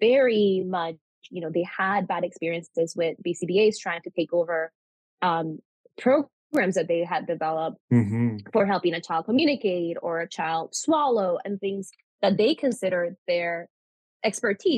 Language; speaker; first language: English; non-native, fluent; Spanish